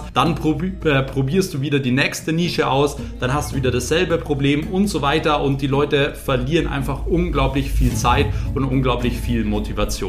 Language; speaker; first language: German; native; German